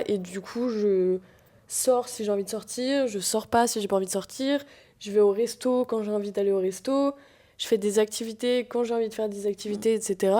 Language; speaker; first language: French; native; French